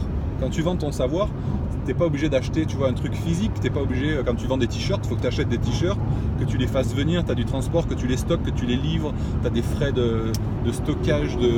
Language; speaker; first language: French; native; French